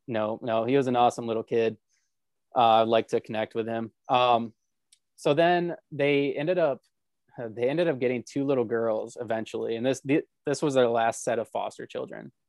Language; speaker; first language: English; native; English